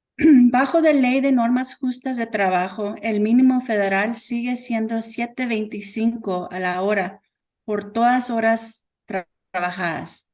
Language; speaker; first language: Spanish; early bilingual, heritage; Spanish